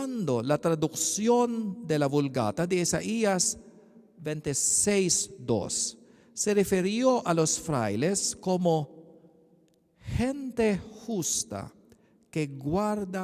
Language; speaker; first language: Spanish; non-native, learner; Filipino